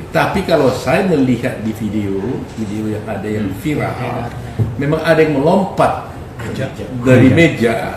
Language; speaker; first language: Indonesian; native; Indonesian